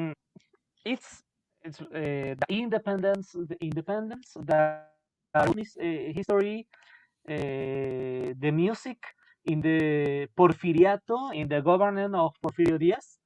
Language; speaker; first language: English; non-native, learner; Spanish